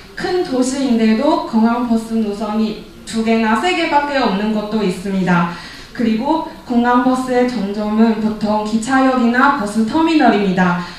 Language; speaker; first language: Korean; non-native, fluent; Chinese